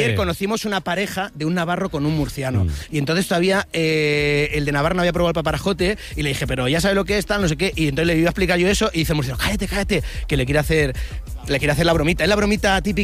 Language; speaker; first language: Spanish; native; Spanish